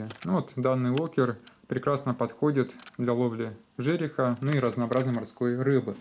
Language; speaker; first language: Russian; native; Russian